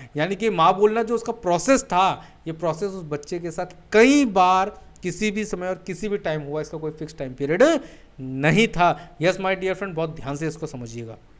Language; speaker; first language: Hindi; native; Hindi